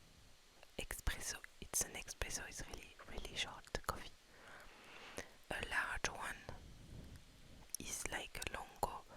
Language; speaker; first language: English; non-native, fluent; French